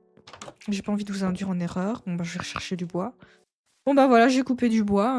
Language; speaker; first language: French; native; French